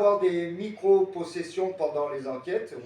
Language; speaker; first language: French; native; French